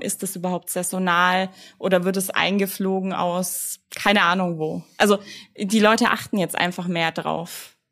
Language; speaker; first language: German; native; German